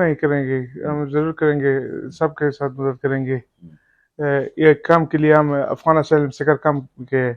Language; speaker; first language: Hindi; non-native, learner; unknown